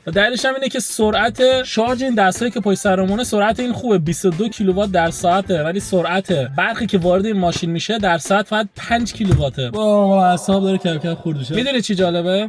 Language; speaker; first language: Persian; native; Persian